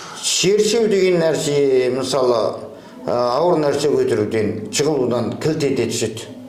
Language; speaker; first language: Kazakh; early bilingual, heritage; Kazakh